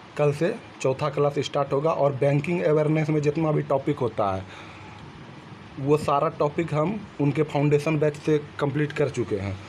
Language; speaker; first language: Hindi; native; Hindi